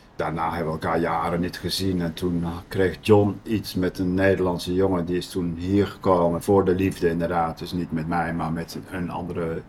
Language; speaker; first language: Dutch; native; Dutch